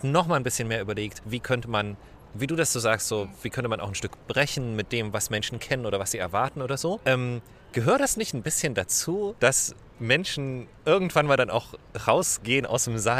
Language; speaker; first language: German; native; German